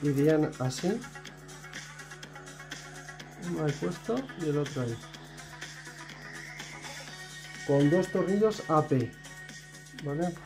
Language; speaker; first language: Spanish; native; Spanish